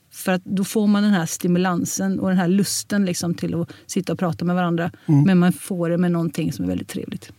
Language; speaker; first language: Swedish; early bilingual, heritage; Swedish